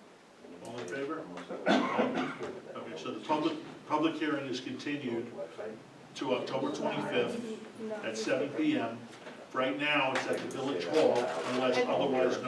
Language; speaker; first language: English; native; English